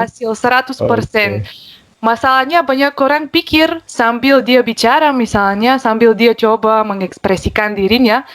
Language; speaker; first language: Indonesian; non-native, fluent; Bulgarian